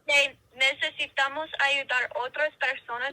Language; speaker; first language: Spanish; non-native, learner; English